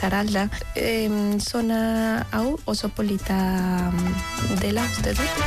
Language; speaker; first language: Basque; non-native, learner; Spanish